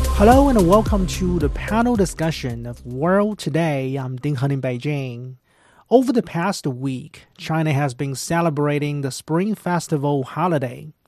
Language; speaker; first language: English; non-native, fluent; Chinese